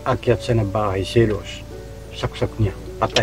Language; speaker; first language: Filipino; non-native, learner; Japanese